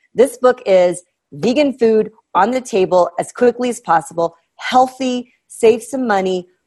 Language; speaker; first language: English; native; English